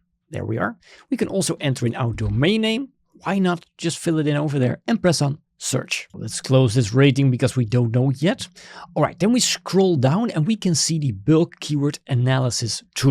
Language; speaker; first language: English; non-native, fluent; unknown